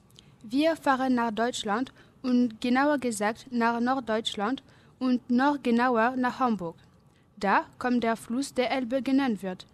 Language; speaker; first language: German; non-native, learner; French